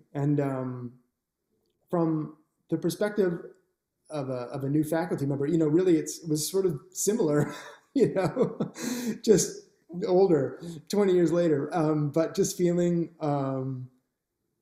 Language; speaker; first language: English; native; English